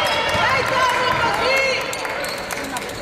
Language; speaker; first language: Italian; native; Italian